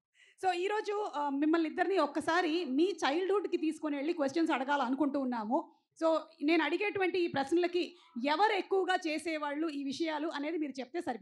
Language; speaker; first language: Telugu; native; Telugu